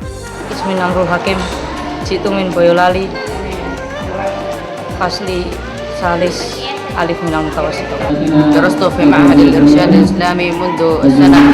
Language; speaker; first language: Arabic; non-native, learner; Indonesian